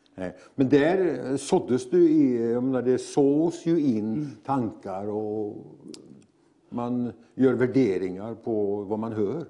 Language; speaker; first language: Swedish; native; Swedish